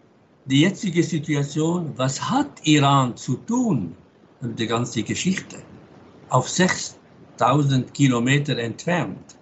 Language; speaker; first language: German; non-native, fluent; Arabic